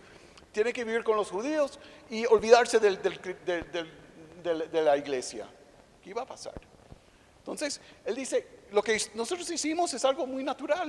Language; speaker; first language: Spanish; non-native, fluent; English